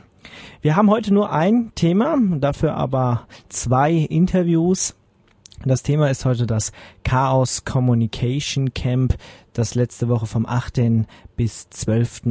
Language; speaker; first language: German; native; German